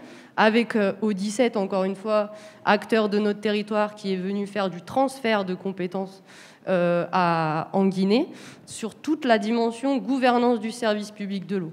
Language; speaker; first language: French; native; French